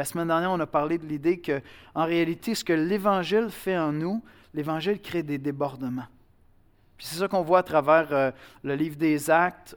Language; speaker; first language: French; native; French